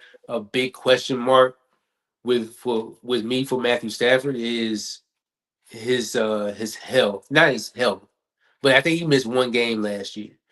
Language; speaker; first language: English; native; English